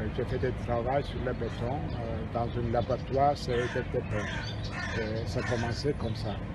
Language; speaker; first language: French; non-native, fluent; Turkish